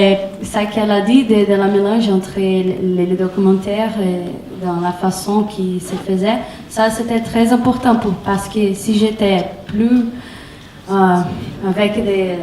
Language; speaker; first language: French; non-native, fluent; Portuguese